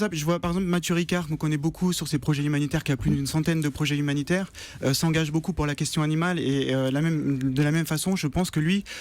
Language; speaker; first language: French; native; French